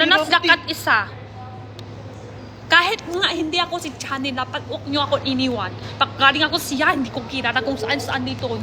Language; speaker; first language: Filipino; non-native, learner; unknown